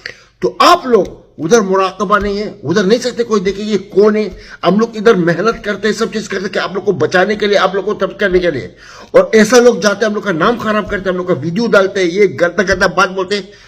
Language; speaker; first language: Hindi; non-native, learner; Arabic